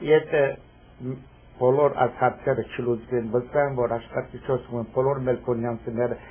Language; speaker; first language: Armenian; early bilingual, heritage; Armenian